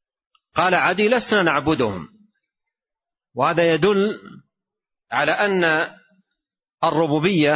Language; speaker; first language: Arabic; native; Arabic